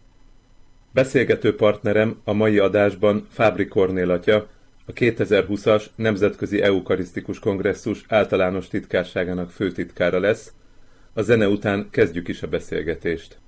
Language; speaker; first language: Hungarian; native; Hungarian